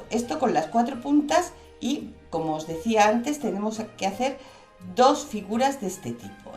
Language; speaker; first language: Spanish; native; Spanish